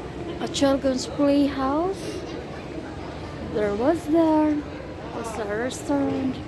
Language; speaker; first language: English; non-native, fluent; Filipino